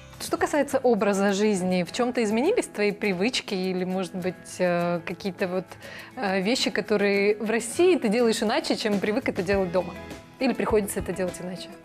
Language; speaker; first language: Russian; native; Russian